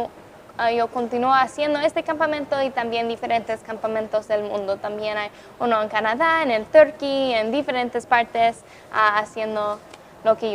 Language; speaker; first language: Spanish; non-native, fluent; English